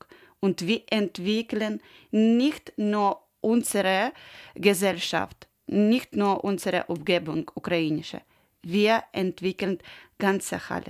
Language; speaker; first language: German; non-native, learner; Ukrainian